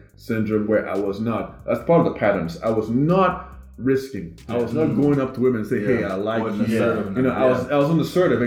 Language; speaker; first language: English; non-native, local second language; Igbo